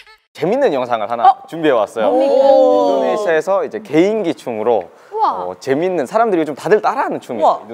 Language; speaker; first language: Korean; non-native, fluent; Indonesian